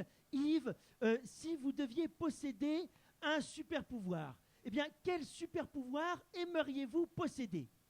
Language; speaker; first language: French; native; French